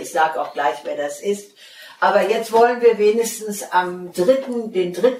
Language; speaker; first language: German; native; German